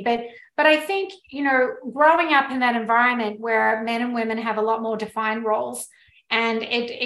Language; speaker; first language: English; native; English